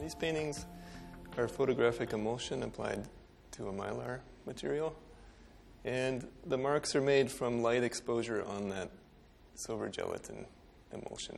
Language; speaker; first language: English; native; English